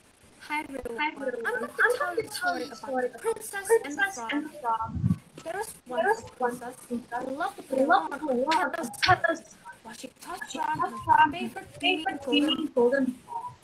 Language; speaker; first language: English; non-native, learner; Indonesian